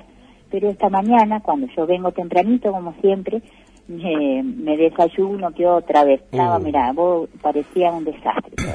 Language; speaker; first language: Spanish; native; Spanish